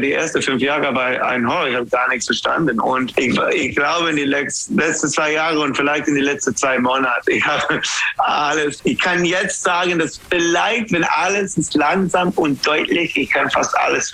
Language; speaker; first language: German; non-native, learner; English